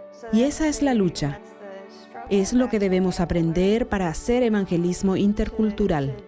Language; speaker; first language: Spanish; non-native, fluent; English